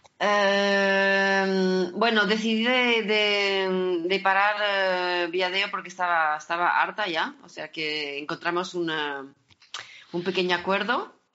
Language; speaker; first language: Spanish; early bilingual, heritage; French